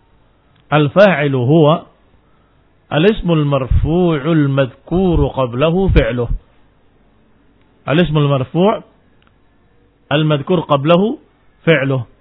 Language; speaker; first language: Arabic; non-native, fluent; Indonesian